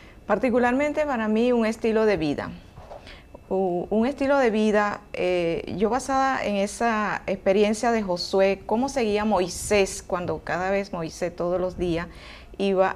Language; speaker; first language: Spanish; native; Spanish